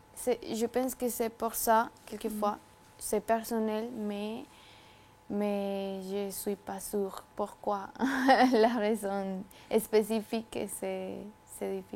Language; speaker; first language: French; non-native, learner; Spanish